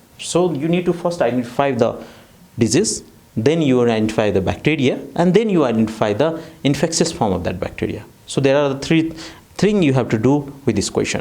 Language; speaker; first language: English; non-native, fluent; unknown